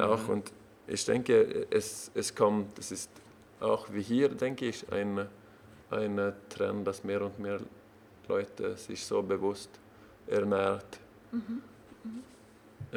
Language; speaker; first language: German; non-native, learner; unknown